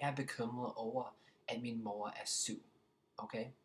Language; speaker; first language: Danish; non-native, learner; English